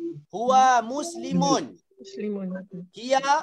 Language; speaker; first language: Arabic; non-native, fluent; Malay